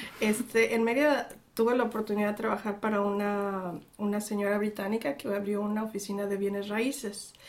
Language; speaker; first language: Spanish; native; Spanish